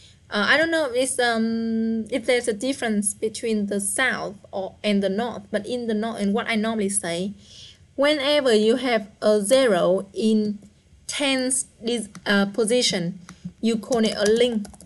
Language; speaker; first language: English; non-native, fluent; Vietnamese